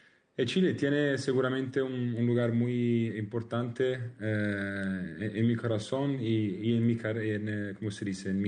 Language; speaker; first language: Spanish; non-native, learner; Italian